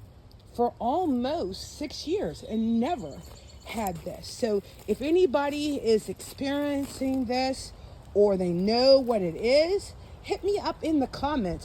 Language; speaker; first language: English; native; English